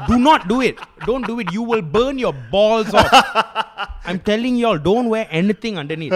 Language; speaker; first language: English; non-native, local second language; Tamil